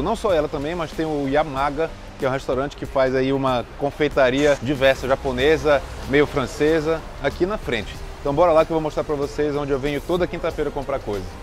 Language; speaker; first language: Portuguese; native; Portuguese